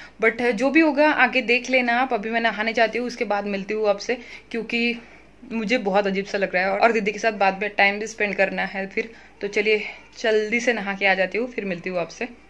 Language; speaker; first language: Hindi; non-native, local second language; Marathi